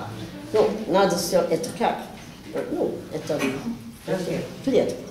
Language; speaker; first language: Russian; non-native, learner; English